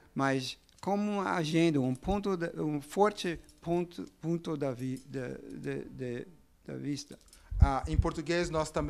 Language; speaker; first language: Portuguese; non-native, learner; English